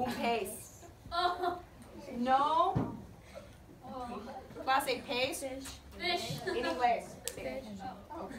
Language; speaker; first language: Spanish; non-native, fluent; English